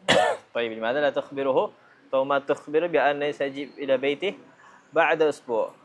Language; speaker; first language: Arabic; non-native, fluent; Indonesian